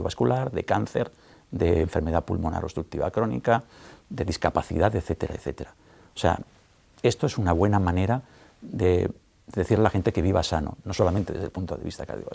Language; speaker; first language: Spanish; native; Spanish